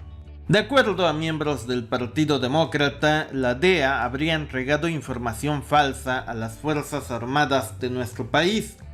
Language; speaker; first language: Spanish; native; Spanish